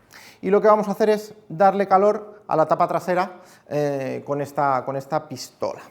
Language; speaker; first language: Spanish; native; Spanish